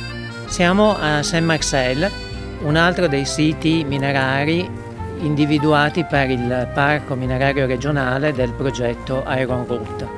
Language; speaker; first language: Italian; native; Italian